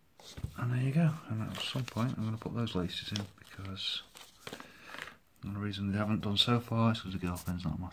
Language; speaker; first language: English; native; English